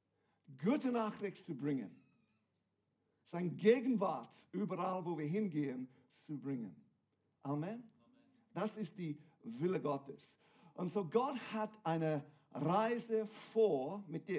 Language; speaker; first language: German; non-native, fluent; English